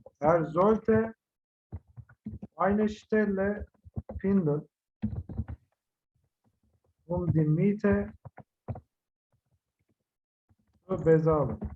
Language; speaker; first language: German; non-native, fluent; Turkish